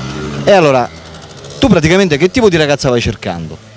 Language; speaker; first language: Italian; native; Italian